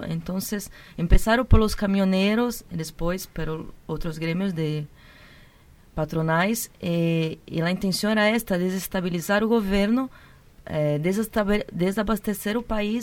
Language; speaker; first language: Spanish; non-native, learner; Portuguese